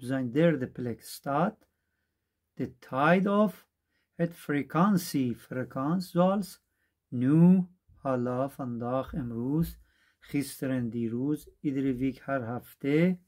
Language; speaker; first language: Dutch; non-native, fluent; Persian